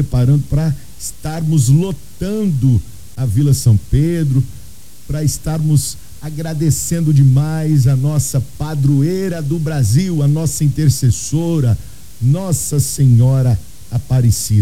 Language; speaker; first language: Portuguese; native; Portuguese